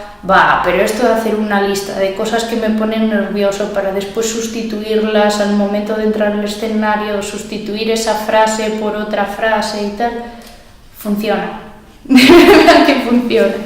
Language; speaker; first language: Spanish; native; Spanish